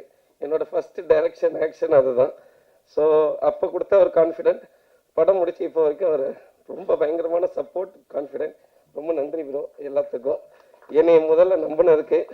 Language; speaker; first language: Tamil; native; Tamil